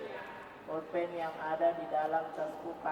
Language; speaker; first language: Indonesian; native; Indonesian